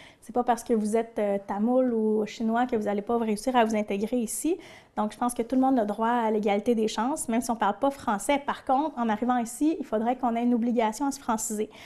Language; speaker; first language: French; native; French